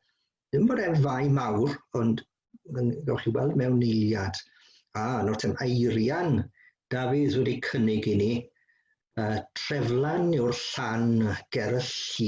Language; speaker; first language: Welsh; native; Welsh